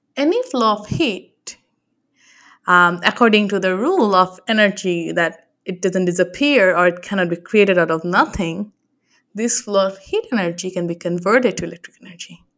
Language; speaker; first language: English; non-native, local second language; Bangla